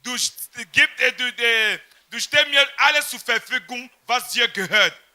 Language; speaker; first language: German; non-native, fluent; French